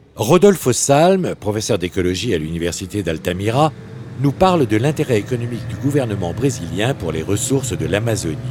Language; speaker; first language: French; native; French